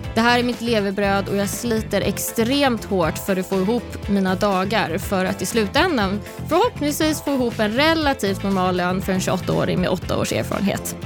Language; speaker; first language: Swedish; native; Swedish